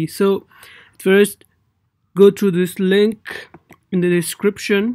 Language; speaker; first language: English; non-native, local second language; Nepali